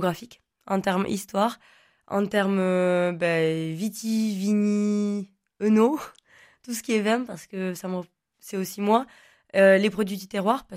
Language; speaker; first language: French; non-native, local second language; Occitan